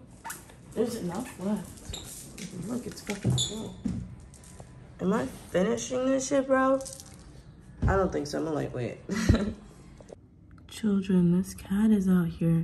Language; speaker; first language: English; native; English